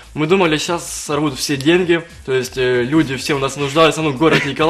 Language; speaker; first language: Russian; native; Russian